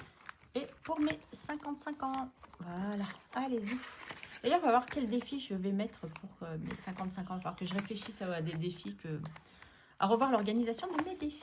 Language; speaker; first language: French; native; French